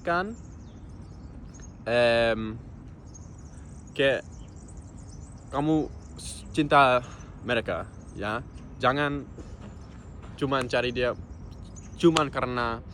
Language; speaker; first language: Indonesian; non-native, fluent; English